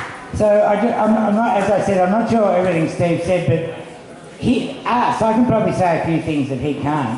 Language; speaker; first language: English; native; English